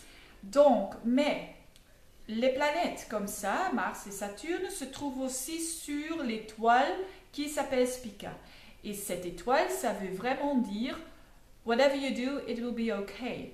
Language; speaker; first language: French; non-native, fluent; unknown